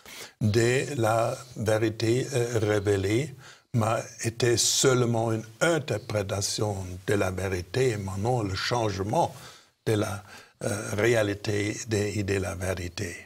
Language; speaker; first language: French; non-native, fluent; German